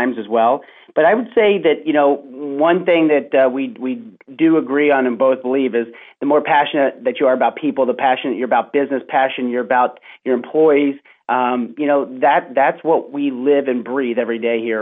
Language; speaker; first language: English; native; English